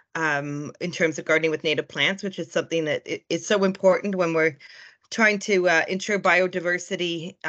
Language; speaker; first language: English; native; English